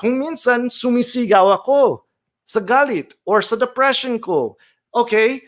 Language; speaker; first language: Filipino; non-native, fluent; English